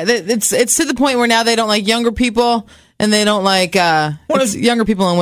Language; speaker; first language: English; native; English